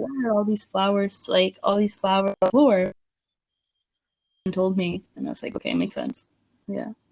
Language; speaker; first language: English; non-native, fluent; Spanish